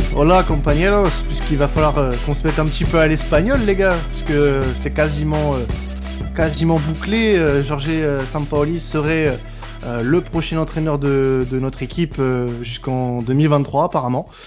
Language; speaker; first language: French; native; French